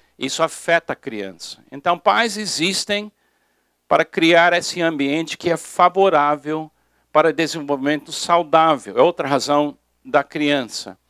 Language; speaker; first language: Portuguese; non-native, fluent; English